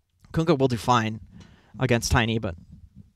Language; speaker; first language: English; native; English